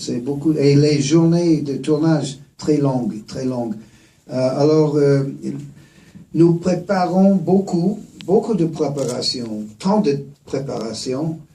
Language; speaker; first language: French; non-native, fluent; English